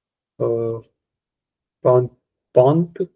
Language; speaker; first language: French; non-native, learner; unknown